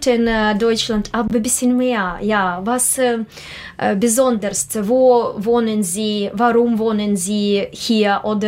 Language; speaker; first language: German; non-native, learner; Russian